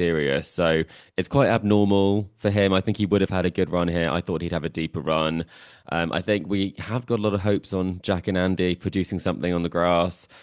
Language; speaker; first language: English; native; English